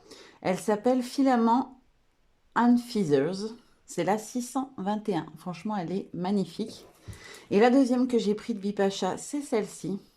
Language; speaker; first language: French; native; French